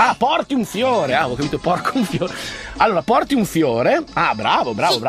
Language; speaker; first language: Italian; native; Italian